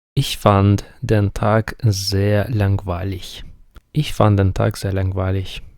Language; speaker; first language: German; non-native, fluent; Ukrainian